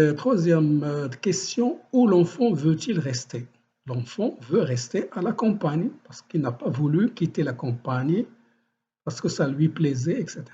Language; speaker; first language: French; non-native, local second language; Arabic